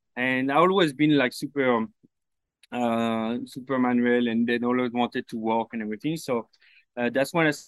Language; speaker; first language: English; non-native, fluent; French